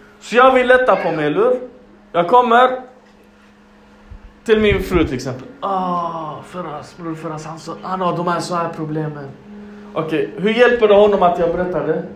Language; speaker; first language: Swedish; non-native, fluent; Arabic